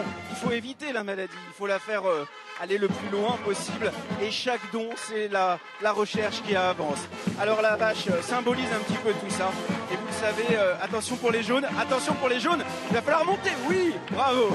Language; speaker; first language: French; native; French